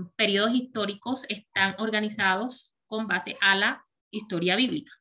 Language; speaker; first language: Spanish; native; Spanish